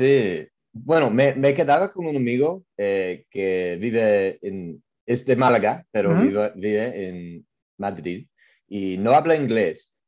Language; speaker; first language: Spanish; non-native, learner; English